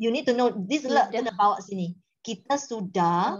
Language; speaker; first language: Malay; non-native, local second language; Chinese